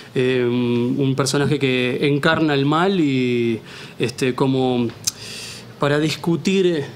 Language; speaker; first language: Spanish; native; Spanish